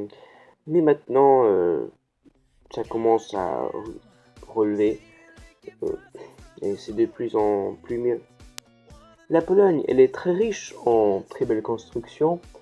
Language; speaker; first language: French; early bilingual, heritage; French